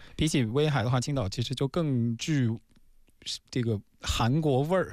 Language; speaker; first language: Chinese; native; Chinese